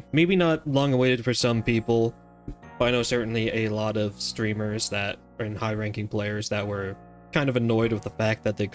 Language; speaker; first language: English; native; English